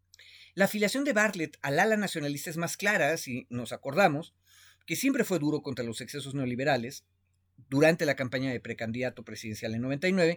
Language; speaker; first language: Spanish; native; Spanish